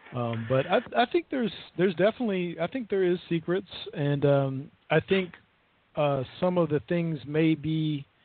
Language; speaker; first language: English; native; English